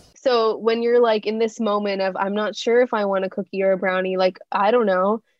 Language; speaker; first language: English; native; English